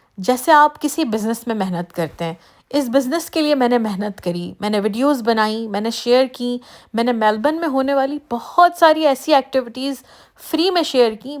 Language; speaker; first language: Urdu; native; Urdu